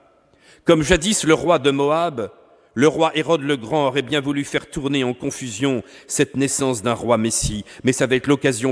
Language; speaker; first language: French; native; French